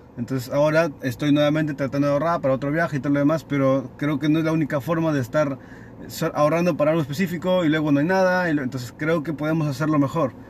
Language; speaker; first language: Spanish; native; Spanish